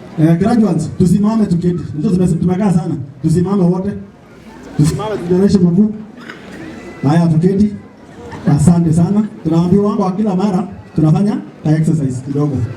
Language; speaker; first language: Swahili; non-native, local second language; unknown